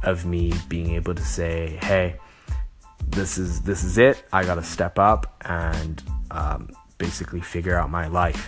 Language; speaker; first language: English; non-native, local second language; Cantonese